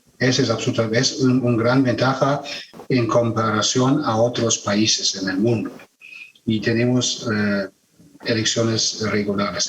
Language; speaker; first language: Spanish; non-native, fluent; German